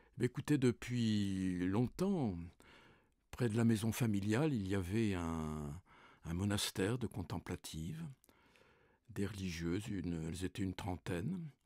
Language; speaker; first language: French; native; French